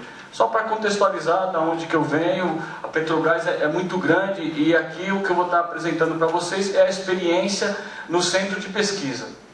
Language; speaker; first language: Portuguese; native; Portuguese